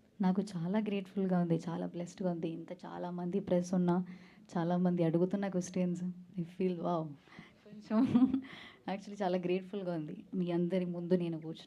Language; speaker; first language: Telugu; non-native, learner; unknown